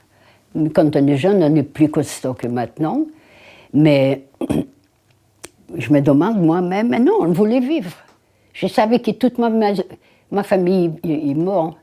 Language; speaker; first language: French; non-native, fluent; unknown